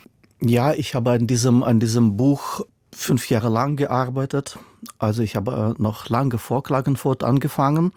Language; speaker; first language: German; non-native, fluent; Russian